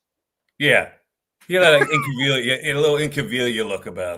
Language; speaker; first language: English; native; English